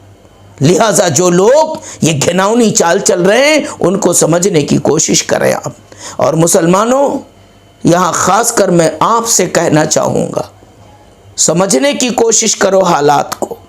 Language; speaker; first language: Urdu; native; Urdu